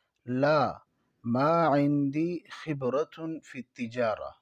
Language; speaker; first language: Arabic; non-native, fluent; Urdu